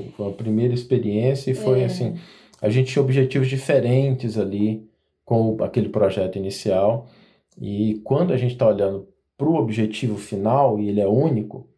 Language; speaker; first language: Portuguese; native; Portuguese